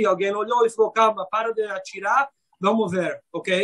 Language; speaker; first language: Portuguese; non-native, fluent; Hebrew